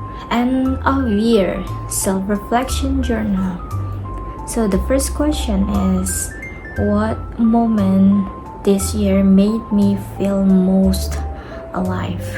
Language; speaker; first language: English; non-native, learner; Indonesian